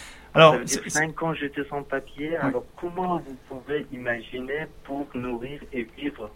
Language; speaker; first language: French; non-native, learner; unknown